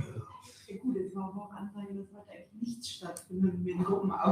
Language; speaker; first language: German; native; German